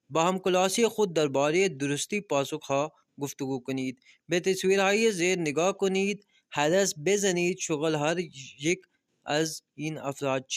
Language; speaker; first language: Persian; non-native, fluent; Urdu